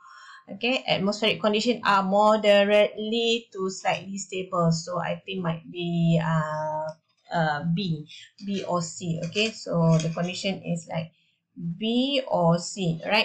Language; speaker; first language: English; non-native, local second language; Malay